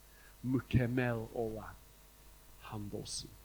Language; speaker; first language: Turkish; non-native, fluent; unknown